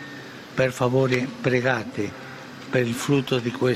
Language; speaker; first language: Italian; non-native, fluent; Spanish